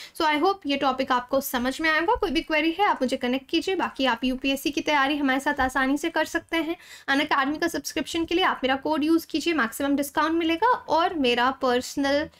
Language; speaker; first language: Hindi; native; Hindi